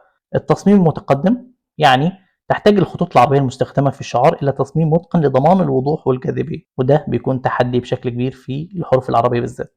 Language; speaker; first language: Arabic; native; Arabic